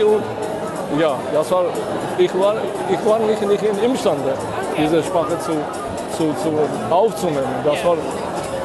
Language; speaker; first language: German; non-native, fluent; Georgian